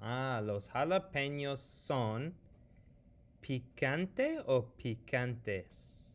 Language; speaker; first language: Spanish; non-native, fluent; English